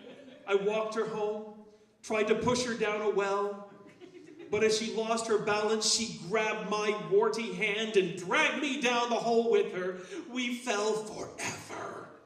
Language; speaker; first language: English; native; English